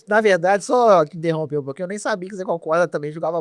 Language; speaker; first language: Portuguese; native; Portuguese